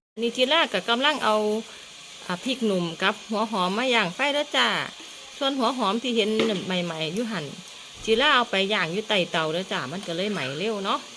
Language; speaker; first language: Thai; non-native, local second language; Northeastern Thai